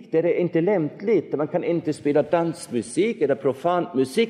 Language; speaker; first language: Swedish; non-native, fluent; German